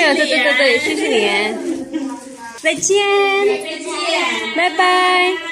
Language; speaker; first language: Chinese; non-native, learner; Urdu